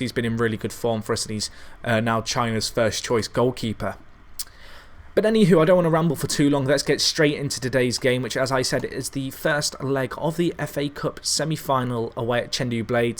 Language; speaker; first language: English; native; English